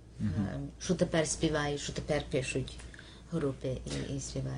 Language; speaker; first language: Ukrainian; early bilingual, heritage; Ukrainian